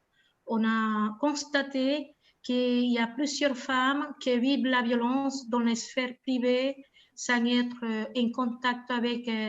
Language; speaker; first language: French; non-native, fluent; Spanish